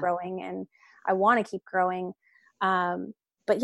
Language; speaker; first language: English; native; English